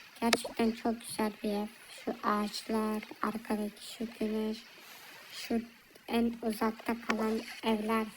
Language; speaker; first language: Turkish; early bilingual, heritage; Turkish